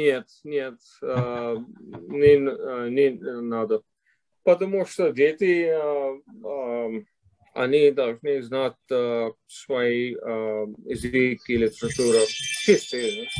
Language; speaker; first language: Russian; non-native, fluent; English